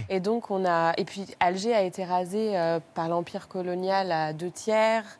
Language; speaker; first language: French; non-native, local second language; Arabic